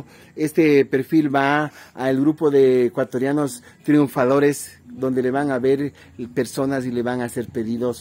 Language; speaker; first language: Spanish; native; Spanish